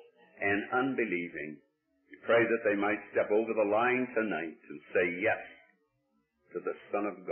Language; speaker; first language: English; native; English